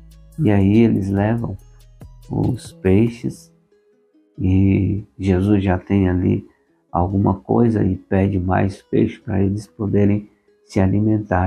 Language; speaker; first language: Portuguese; native; Portuguese